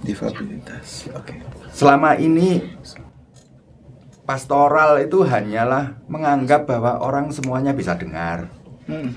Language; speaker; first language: Indonesian; native; Indonesian